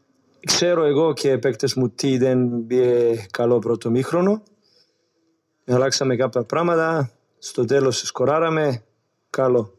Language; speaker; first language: Greek; non-native, learner; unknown